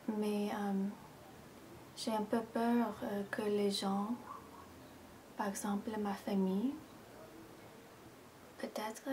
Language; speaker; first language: French; non-native, fluent; English